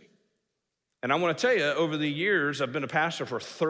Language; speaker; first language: English; native; English